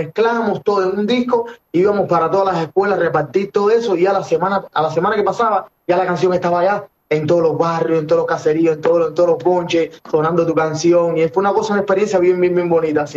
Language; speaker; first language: Spanish; native; Spanish